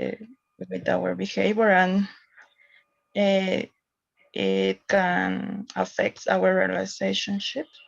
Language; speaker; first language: English; non-native, learner; Spanish